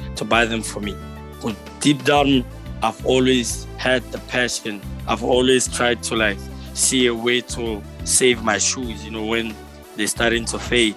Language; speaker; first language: English; non-native, local second language; Tswana